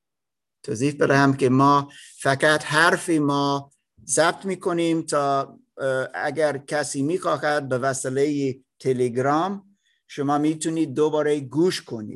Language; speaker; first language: Persian; non-native, learner; German